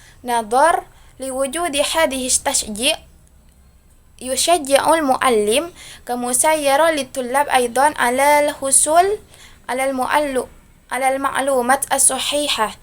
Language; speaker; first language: Arabic; non-native, learner; Indonesian